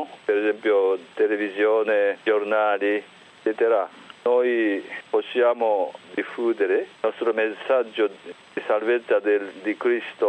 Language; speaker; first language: Italian; non-native, fluent; Japanese